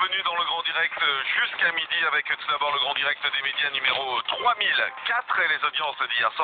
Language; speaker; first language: French; native; French